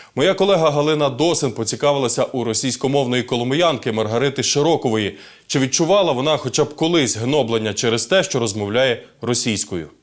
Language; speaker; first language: Ukrainian; native; Ukrainian